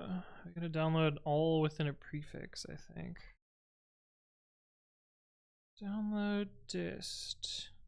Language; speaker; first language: English; native; English